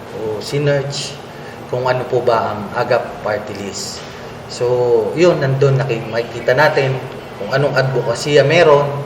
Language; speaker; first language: Filipino; native; Filipino